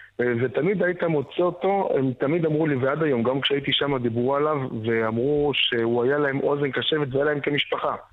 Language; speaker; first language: Hebrew; native; Hebrew